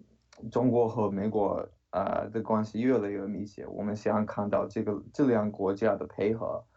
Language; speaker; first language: Chinese; non-native, fluent; English